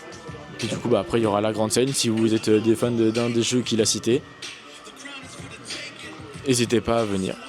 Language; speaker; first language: French; native; French